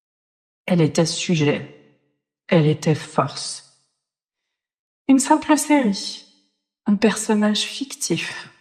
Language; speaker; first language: French; native; French